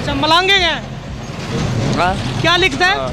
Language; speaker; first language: Urdu; non-native, local second language; Punjabi